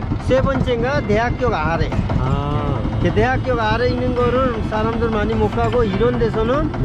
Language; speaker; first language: Korean; non-native, learner; Hindi